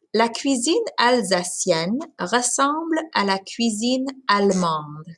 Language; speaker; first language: French; non-native, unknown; English